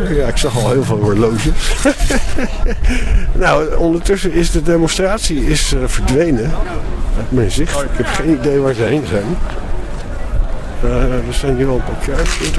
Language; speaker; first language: Dutch; native; Dutch